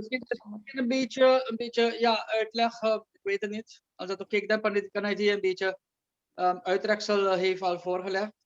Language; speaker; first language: Dutch; non-native, local second language; Caribbean Hindustani